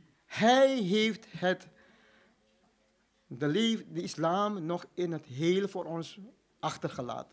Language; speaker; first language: Dutch; non-native, fluent; Urdu